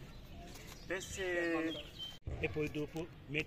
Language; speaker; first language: Italian; non-native, learner; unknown